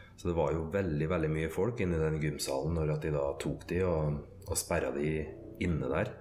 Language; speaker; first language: Norwegian; native; Norwegian